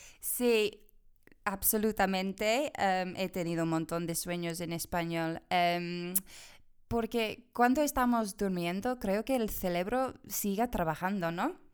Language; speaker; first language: Spanish; non-native, fluent; English